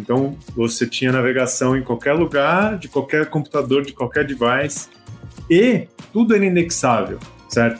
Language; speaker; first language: Portuguese; native; Portuguese